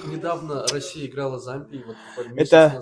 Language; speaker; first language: Russian; native; Russian